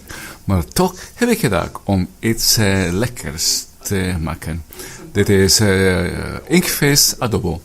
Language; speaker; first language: Dutch; non-native, fluent; Filipino